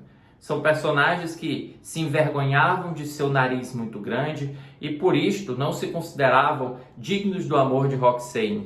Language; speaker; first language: Portuguese; native; Portuguese